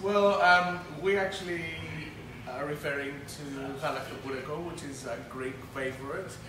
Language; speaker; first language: English; early bilingual, other home language; Greek